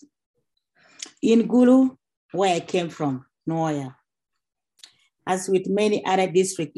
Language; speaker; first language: English; non-native, local second language; Acoli